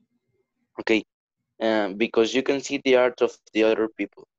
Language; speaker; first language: English; non-native, learner; Spanish